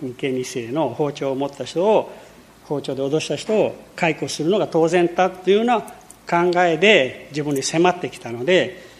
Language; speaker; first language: Japanese; early bilingual, heritage; Portuguese